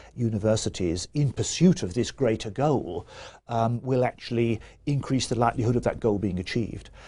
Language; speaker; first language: English; native; English